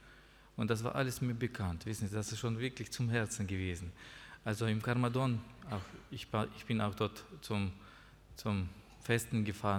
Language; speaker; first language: German; non-native, learner; Russian